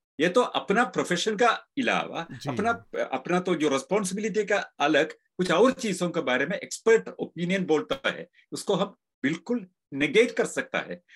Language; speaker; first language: Hindi; non-native, local second language; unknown